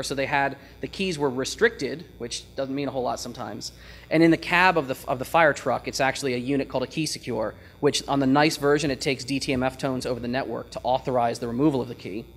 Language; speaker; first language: English; native; English